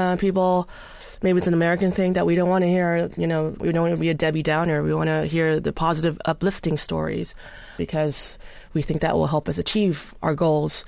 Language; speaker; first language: English; native; English